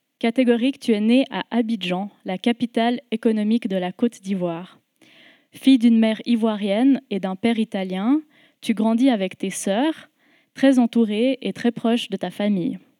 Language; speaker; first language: French; native; French